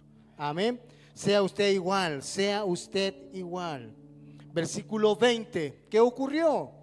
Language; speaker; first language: Spanish; native; Spanish